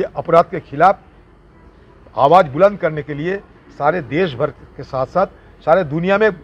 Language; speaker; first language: Hindi; non-native, local second language; Bangla